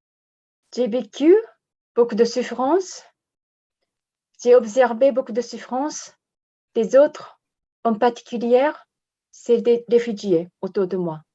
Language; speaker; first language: French; non-native, fluent; Japanese